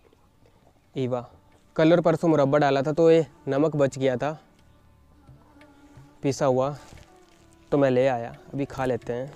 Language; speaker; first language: Hindi; native; Hindi